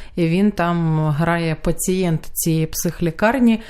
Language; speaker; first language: Ukrainian; native; Ukrainian